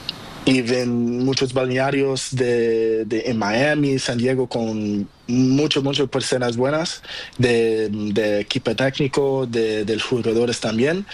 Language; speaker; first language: Spanish; non-native, learner; Portuguese